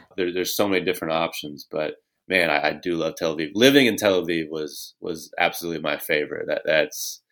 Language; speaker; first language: English; native; English